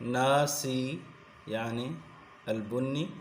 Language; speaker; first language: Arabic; non-native, fluent; Sindhi